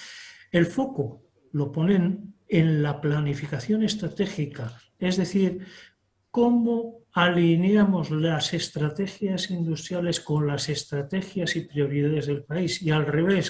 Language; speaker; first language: Spanish; native; Spanish